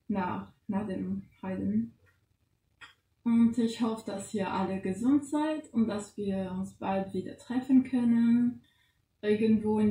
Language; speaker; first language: German; non-native, fluent; Portuguese